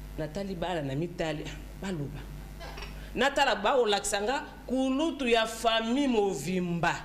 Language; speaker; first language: Lingala; non-native, local second language; Luba-Lulua